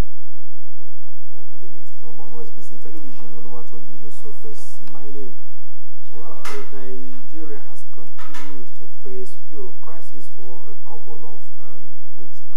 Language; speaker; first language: English; non-native, local second language; Yoruba